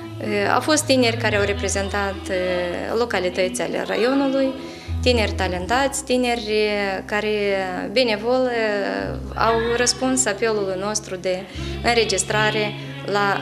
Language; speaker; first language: Romanian; native; Romanian